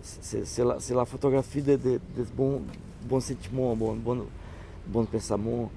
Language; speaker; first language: French; non-native, learner; Portuguese